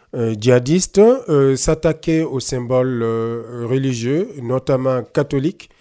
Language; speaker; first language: French; non-native, local second language; Mossi